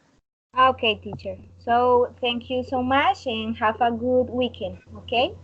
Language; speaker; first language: English; non-native, learner; Spanish